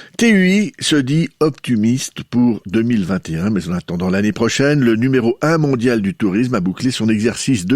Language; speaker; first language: French; native; French